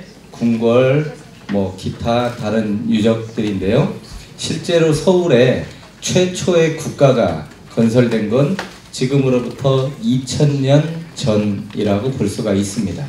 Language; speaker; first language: Korean; native; Korean